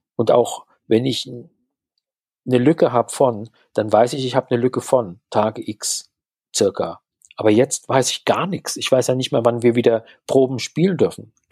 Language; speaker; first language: German; native; German